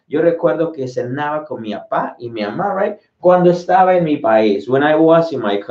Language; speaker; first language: Spanish; native; Spanish